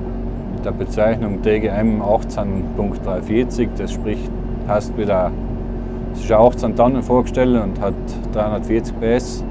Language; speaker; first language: German; native; German